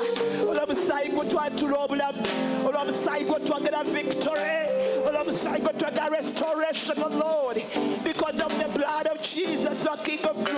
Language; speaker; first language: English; non-native, local second language; Ganda